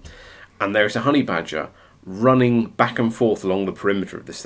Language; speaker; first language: English; native; English